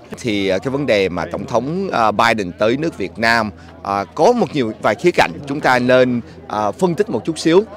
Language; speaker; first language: Vietnamese; early bilingual, heritage; Vietnamese